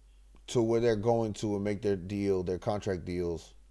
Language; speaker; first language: English; native; English